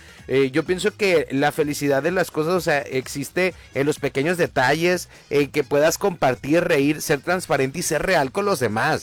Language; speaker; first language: Spanish; native; Spanish